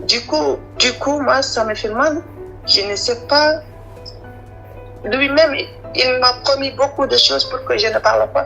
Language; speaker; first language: French; non-native, learner; Arabic